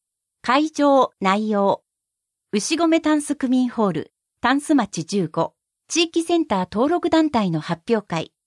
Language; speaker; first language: Japanese; native; Japanese